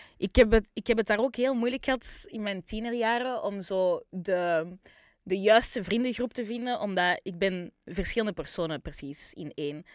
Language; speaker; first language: Dutch; native; Dutch